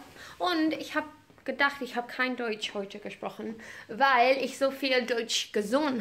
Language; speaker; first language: German; non-native, learner; English